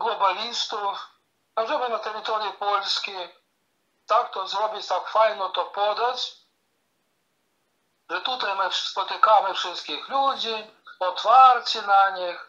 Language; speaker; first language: Polish; early bilingual, heritage; Polish